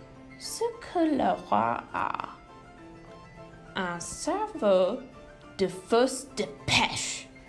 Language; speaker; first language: French; non-native, learner; English